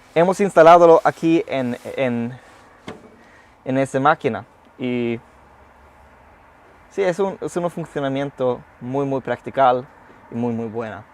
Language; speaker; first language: Spanish; non-native, fluent; Swedish